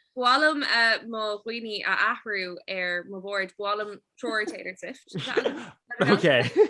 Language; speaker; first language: Irish; non-native, local second language; English